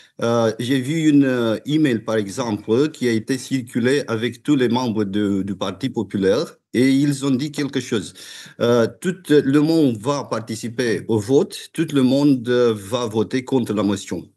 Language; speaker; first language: French; non-native, fluent; Romanian